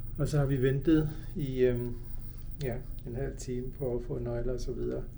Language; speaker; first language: Danish; early bilingual, other home language; Urdu